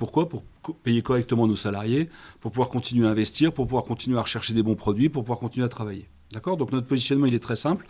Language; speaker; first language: French; native; French